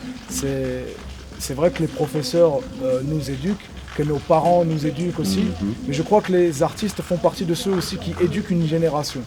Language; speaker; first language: French; native; French